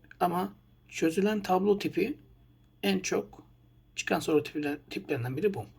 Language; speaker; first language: Turkish; native; Turkish